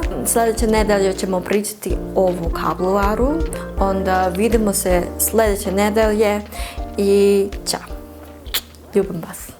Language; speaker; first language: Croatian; non-native, learner; English